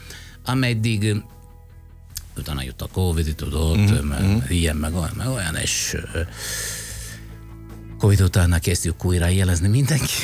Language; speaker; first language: Hungarian; non-native, fluent; Italian